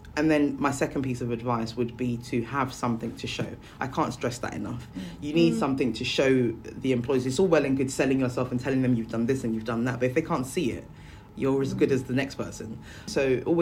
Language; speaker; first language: English; native; English